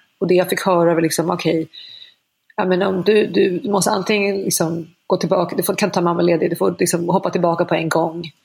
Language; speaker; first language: Swedish; native; Swedish